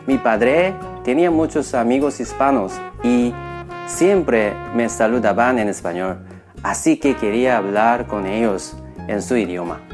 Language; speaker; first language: Spanish; non-native, fluent; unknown